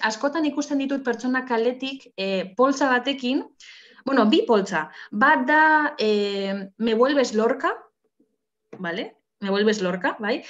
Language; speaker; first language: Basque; non-native, local second language; Spanish